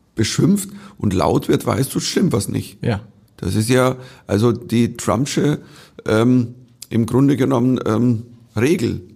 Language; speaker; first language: German; native; German